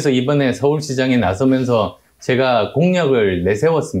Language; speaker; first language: Korean; native; Korean